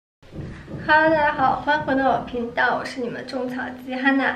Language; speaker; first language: Chinese; native; Chinese